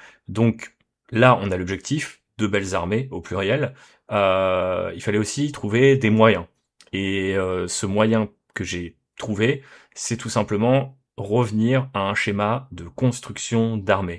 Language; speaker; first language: French; native; French